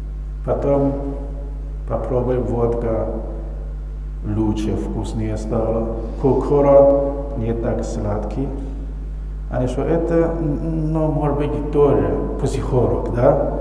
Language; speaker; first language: Russian; non-native, learner; Chinese